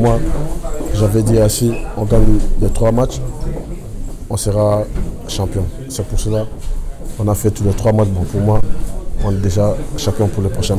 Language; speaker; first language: French; non-native, local second language; Lingala